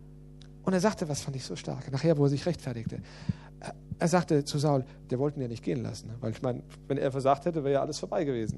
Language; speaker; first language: German; native; German